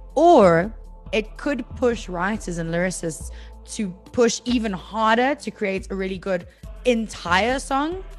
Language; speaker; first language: English; native; English